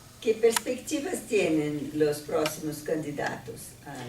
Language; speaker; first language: Spanish; non-native, fluent; Portuguese